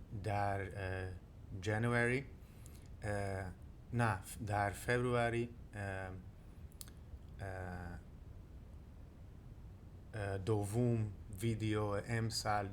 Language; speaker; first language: Persian; non-native, learner; Dutch